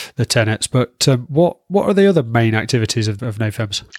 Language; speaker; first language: English; native; English